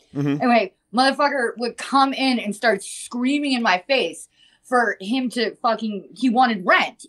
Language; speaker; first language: English; native; English